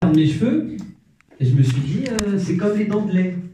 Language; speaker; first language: French; non-native, local second language; Arabic